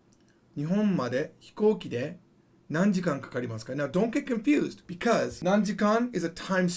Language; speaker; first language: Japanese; non-native, fluent; English